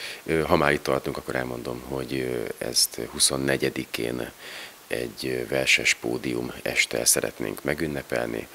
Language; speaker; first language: Hungarian; native; Hungarian